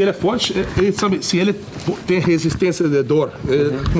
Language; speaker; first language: Portuguese; non-native, learner; English